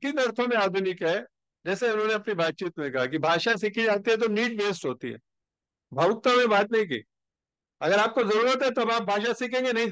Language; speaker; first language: Hindi; native; Hindi